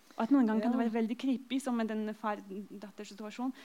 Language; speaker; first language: Norwegian; non-native, fluent; Polish